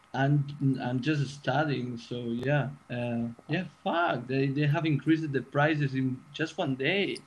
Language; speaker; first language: English; non-native, fluent; Spanish